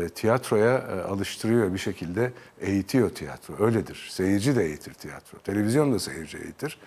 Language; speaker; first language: Turkish; native; Turkish